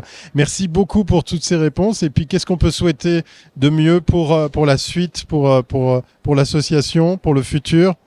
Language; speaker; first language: French; native; French